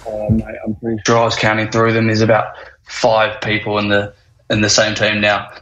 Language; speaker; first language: English; native; English